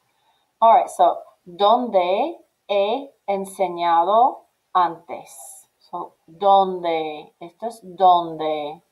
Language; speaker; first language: Spanish; non-native, fluent; English